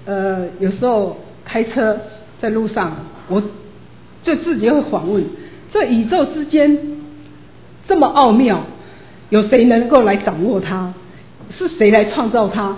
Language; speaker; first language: Chinese; native; Chinese